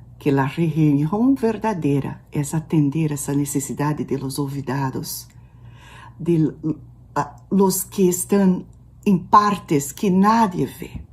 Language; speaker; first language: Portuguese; non-native, fluent; Spanish